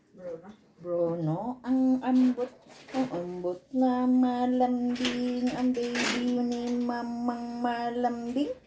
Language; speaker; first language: Filipino; native; Filipino